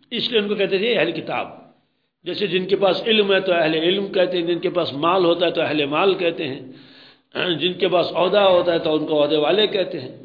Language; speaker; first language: Urdu; native; Urdu